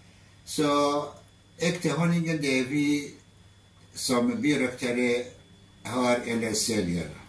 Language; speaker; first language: Norwegian; non-native, fluent; Arabic